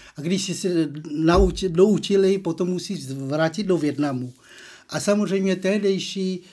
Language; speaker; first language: Czech; non-native, learner; Vietnamese